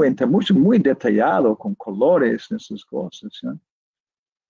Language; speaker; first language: Spanish; non-native, learner; English